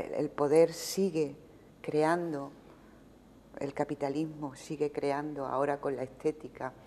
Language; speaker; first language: Spanish; native; Spanish